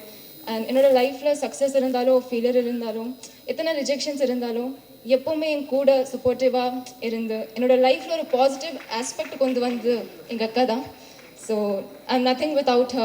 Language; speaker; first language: Tamil; non-native, local second language; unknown